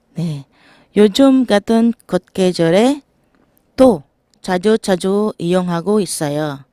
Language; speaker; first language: Korean; non-native, fluent; Filipino